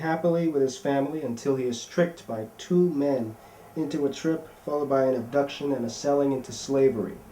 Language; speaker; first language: English; native; English